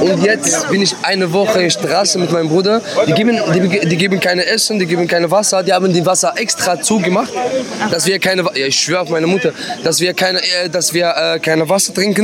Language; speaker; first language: German; non-native, learner; Arabic